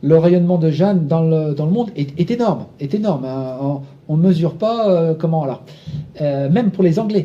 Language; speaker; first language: French; native; French